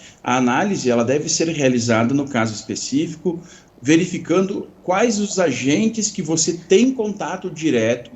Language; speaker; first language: Portuguese; native; Portuguese